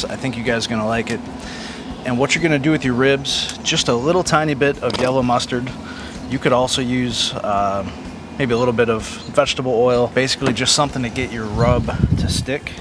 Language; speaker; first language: English; native; English